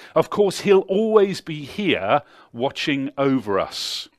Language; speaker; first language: English; native; English